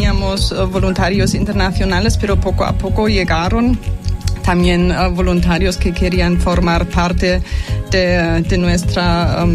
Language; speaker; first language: Spanish; non-native, fluent; German